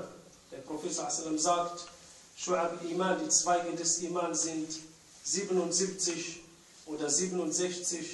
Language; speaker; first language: German; non-native, fluent; Arabic